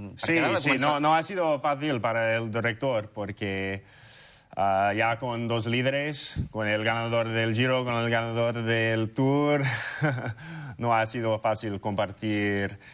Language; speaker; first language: Spanish; non-native, fluent; English